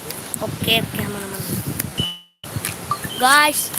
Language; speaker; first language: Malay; non-native, local second language; Minangkabau